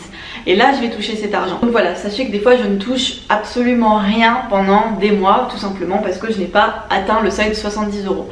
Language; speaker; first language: French; native; French